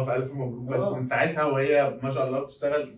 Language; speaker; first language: Arabic; native; Arabic